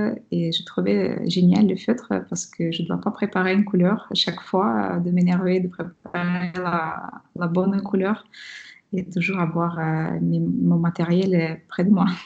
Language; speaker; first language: French; non-native, fluent; Russian